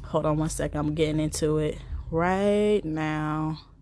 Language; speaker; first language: English; native; English